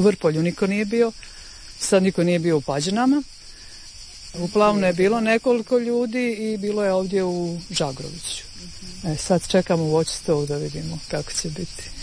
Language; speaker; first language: Croatian; native; Croatian